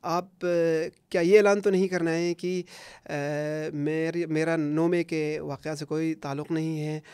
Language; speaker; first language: Urdu; non-native, local second language; Punjabi